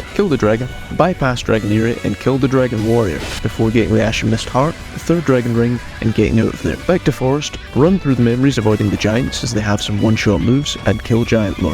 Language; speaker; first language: English; native; English